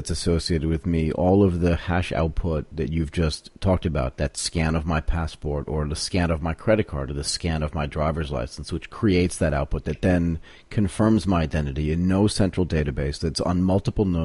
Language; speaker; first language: English; native; English